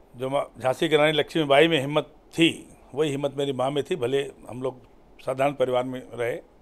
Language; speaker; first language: Hindi; native; Hindi